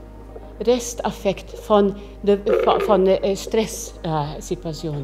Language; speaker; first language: German; non-native, fluent; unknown